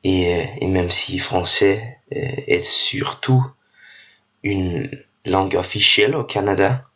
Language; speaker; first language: French; non-native, learner; Danish